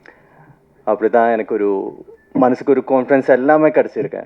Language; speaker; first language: Tamil; non-native, fluent; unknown